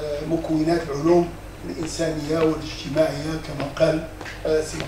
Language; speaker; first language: Arabic; native; Arabic